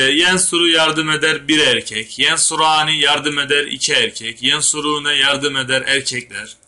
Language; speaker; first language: Turkish; native; Turkish